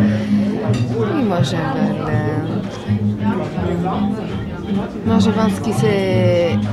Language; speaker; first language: French; non-native, learner; Italian